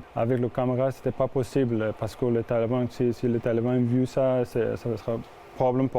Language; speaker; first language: French; non-native, learner; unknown